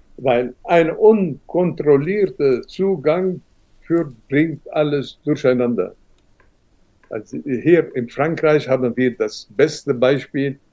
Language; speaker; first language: German; non-native, fluent; Arabic